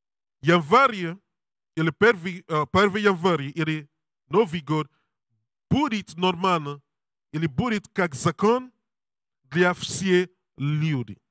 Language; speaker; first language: Russian; non-native, learner; English